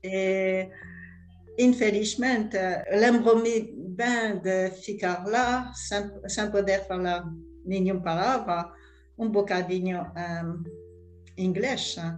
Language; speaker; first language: Portuguese; non-native, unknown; French